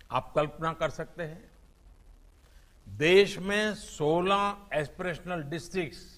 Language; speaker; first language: Hindi; non-native, local second language; Gujarati